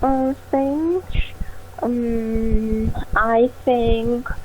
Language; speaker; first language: English; non-native, learner; Chinese